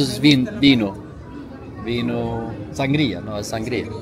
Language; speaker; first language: Spanish; non-native, learner; Swedish